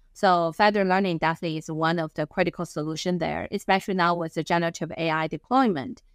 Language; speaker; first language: English; non-native, fluent; Chinese